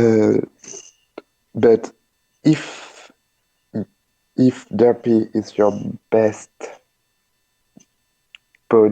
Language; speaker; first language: English; non-native, learner; French